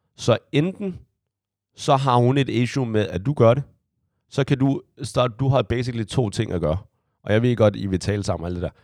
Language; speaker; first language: Danish; early bilingual, other home language; Chinese